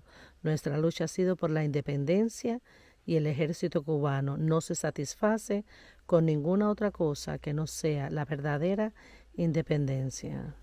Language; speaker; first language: Spanish; native; Spanish